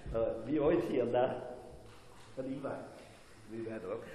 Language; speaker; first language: Welsh; native; Welsh